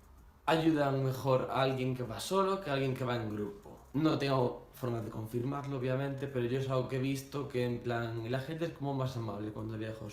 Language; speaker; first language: Spanish; native; Spanish